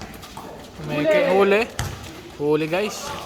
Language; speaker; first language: Filipino; non-native, local second language; Bikol